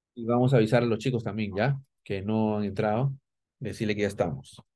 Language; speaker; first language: Spanish; native; Spanish